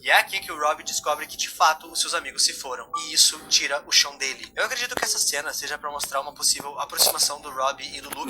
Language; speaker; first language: Portuguese; native; Portuguese